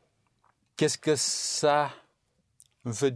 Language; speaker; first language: French; non-native, learner; English